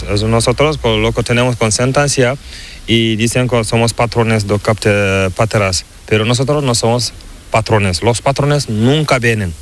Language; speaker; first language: Spanish; non-native, learner; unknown